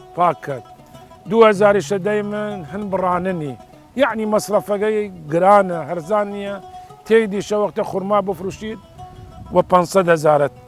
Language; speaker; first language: Central Kurdish; native; Central Kurdish